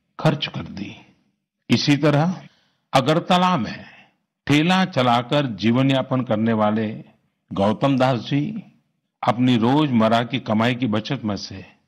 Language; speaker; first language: Hindi; non-native, local second language; Gujarati